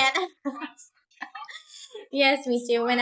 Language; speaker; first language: English; non-native, fluent; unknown